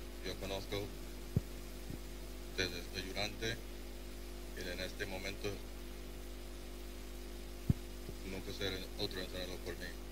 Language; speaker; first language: Spanish; non-native, learner; English